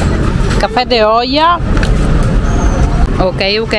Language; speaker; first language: Spanish; non-native, fluent; Italian